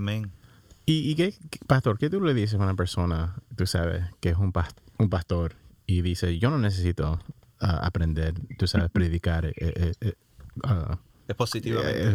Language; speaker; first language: Spanish; early bilingual, heritage; Spanish